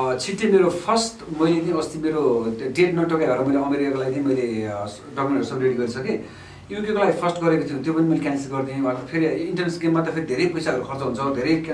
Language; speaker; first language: Nepali; native; Nepali